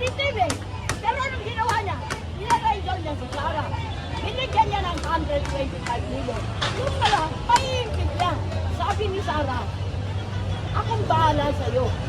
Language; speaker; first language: Filipino; non-native, local second language; Iloko